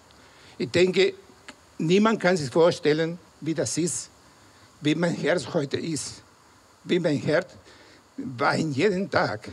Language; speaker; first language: German; non-native, fluent; Spanish